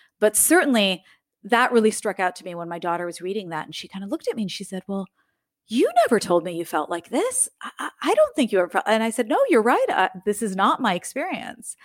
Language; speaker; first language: English; native; English